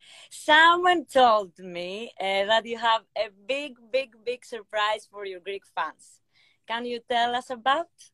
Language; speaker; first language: English; non-native, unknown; Greek